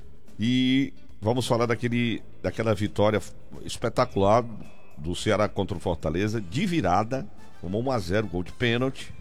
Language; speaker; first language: Portuguese; native; Portuguese